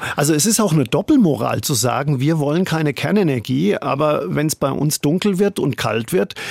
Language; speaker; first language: German; native; German